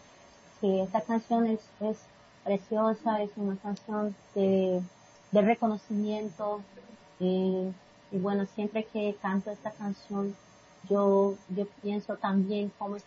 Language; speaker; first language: Spanish; non-native, fluent; Portuguese